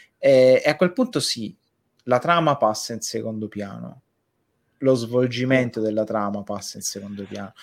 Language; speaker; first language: Italian; native; Italian